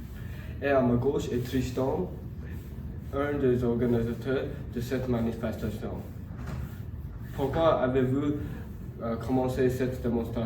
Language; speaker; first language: French; non-native, learner; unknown